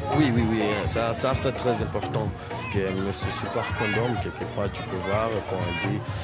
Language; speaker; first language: French; non-native, fluent; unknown